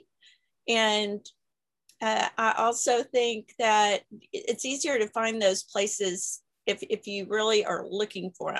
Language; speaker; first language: English; native; English